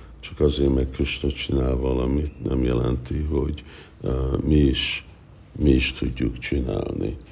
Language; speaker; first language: Hungarian; early bilingual, heritage; Hungarian